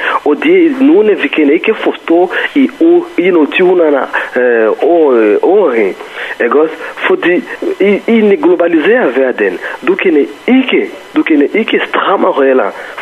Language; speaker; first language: Danish; non-native, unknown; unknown